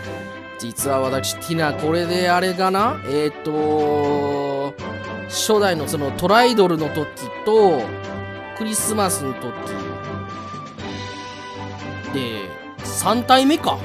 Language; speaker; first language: Japanese; native; Japanese